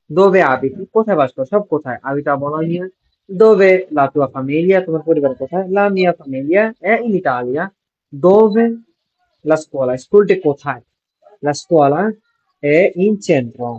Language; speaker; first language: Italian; non-native, fluent; Bangla